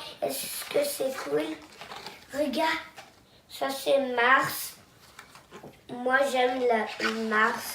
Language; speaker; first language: French; non-native, local second language; English